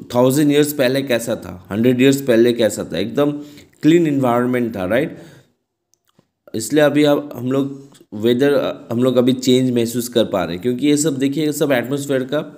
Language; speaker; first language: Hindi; non-native, local second language; Bangla